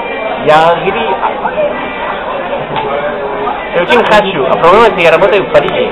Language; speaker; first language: Russian; non-native, learner; French